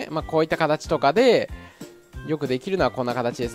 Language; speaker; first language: Japanese; native; Japanese